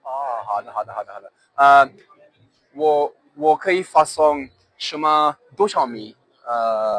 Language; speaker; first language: Chinese; non-native, learner; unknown